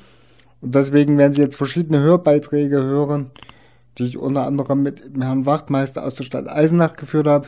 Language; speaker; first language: German; native; German